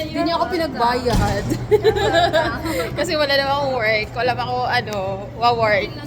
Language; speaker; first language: Filipino; non-native, local second language; Cebuano